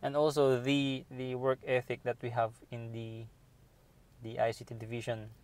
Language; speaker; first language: English; non-native, local second language; Filipino